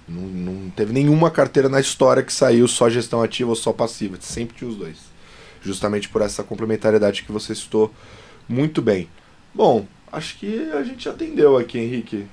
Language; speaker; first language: Portuguese; native; Portuguese